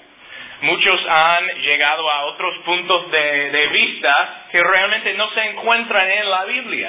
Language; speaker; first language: Spanish; non-native, fluent; English